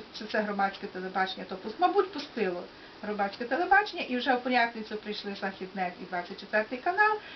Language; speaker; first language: Ukrainian; native; Ukrainian